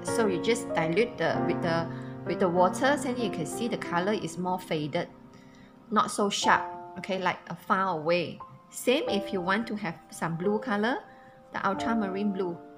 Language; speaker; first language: English; non-native, local second language; Chinese